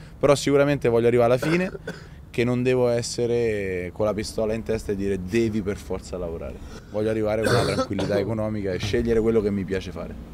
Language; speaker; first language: Italian; native; Italian